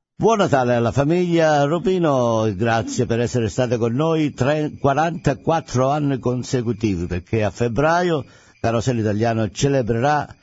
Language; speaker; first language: Italian; native; Italian